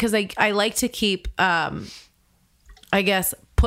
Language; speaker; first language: English; native; English